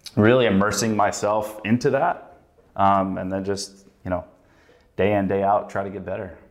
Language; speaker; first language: English; native; English